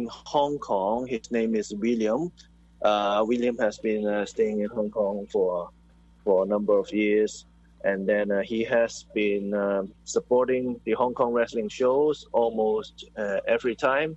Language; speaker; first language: English; non-native, local second language; Cantonese